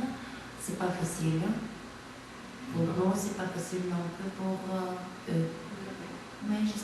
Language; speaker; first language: French; non-native, fluent; Bulgarian